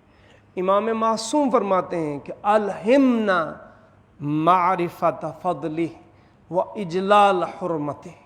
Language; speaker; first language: Urdu; native; Urdu